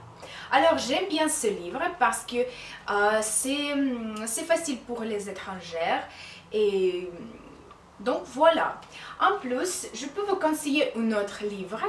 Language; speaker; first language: French; non-native, fluent; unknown